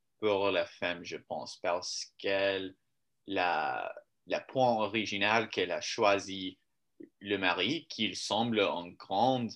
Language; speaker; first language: French; non-native, learner; English